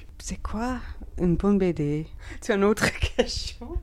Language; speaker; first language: French; non-native, learner; Dutch